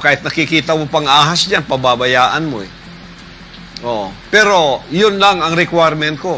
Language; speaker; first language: Filipino; native; Filipino